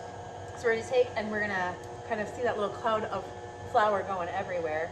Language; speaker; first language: English; native; English